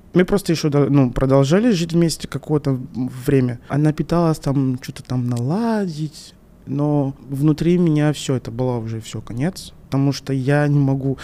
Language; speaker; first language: Russian; non-native, fluent; French